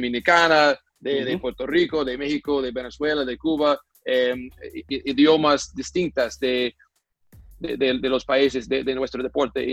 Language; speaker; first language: Spanish; non-native, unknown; English